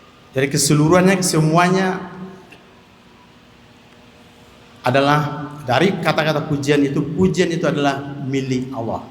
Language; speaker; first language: Indonesian; native; Indonesian